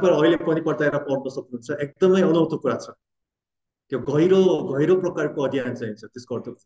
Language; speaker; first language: Nepali; non-native, fluent; Korean